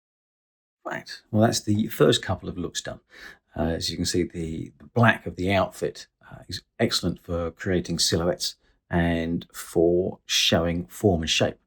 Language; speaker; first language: English; native; English